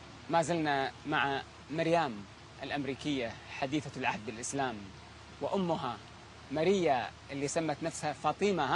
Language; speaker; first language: Arabic; native; Arabic